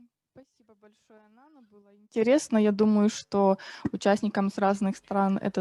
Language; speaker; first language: Russian; non-native, local second language; Ukrainian